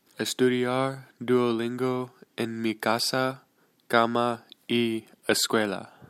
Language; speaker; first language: Spanish; non-native, learner; English